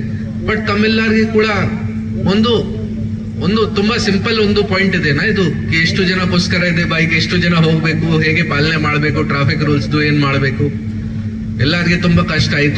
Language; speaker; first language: Kannada; non-native, learner; Hindi